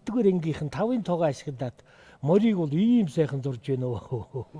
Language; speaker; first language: Mongolian; native; Mongolian